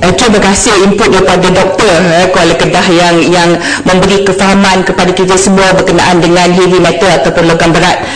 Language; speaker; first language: Malay; native; Malay